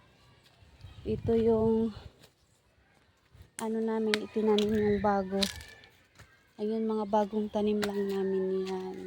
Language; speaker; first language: Filipino; native; Filipino